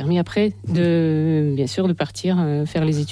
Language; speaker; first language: French; non-native, fluent; Ukrainian